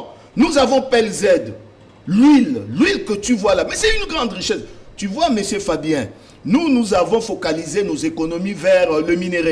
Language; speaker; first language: French; non-native, local second language; Lingala